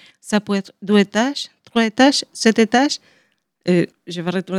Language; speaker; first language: French; non-native, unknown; Spanish